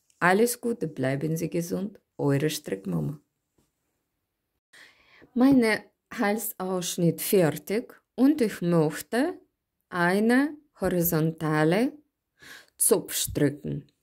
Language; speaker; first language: German; non-native, learner; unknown